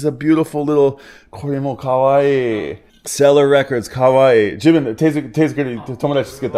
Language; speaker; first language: Japanese; non-native, learner; English